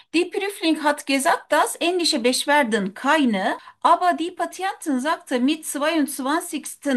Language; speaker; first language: German; non-native, learner; Turkish